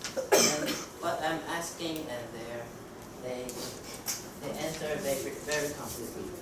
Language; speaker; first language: English; non-native, learner; Chinese